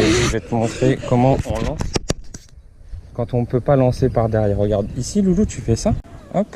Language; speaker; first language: French; native; French